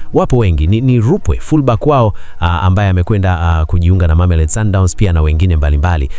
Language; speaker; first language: Swahili; native; Swahili